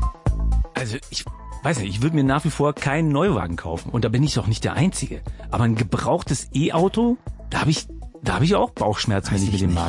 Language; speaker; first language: German; native; German